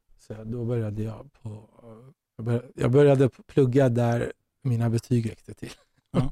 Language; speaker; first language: Swedish; early bilingual, other home language; Persian